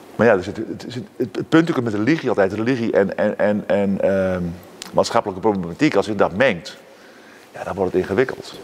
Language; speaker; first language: Dutch; non-native, local second language; Western Frisian